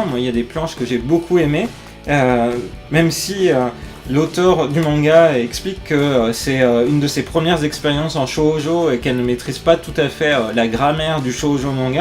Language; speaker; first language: French; native; French